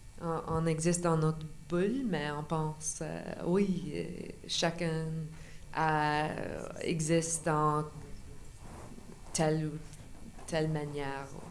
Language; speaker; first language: French; non-native, local second language; English